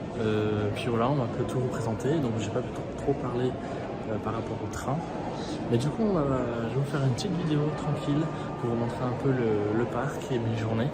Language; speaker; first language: French; native; French